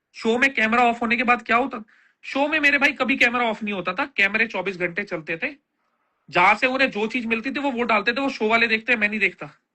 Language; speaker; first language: Hindi; native; Hindi